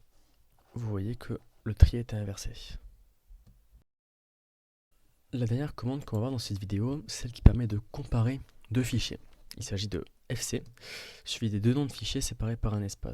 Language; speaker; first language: French; native; French